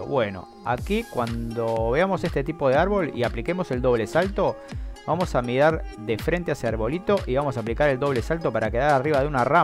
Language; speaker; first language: Spanish; native; Spanish